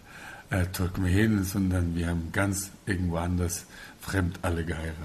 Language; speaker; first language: German; non-native, learner; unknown